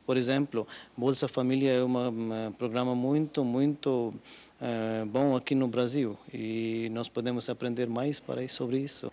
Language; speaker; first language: Portuguese; non-native, learner; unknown